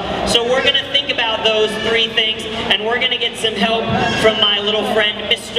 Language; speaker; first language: English; native; English